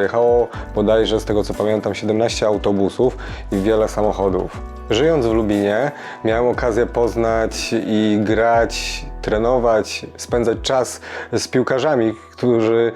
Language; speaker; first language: Polish; native; Polish